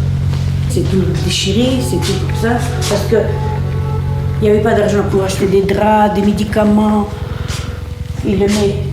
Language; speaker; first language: French; early bilingual, heritage; Russian